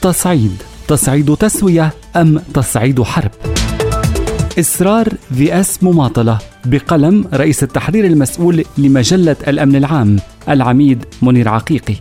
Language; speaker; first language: Arabic; native; Arabic